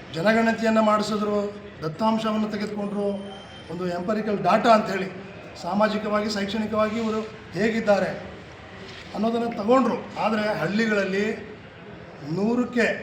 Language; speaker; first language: Kannada; non-native, local second language; Lambadi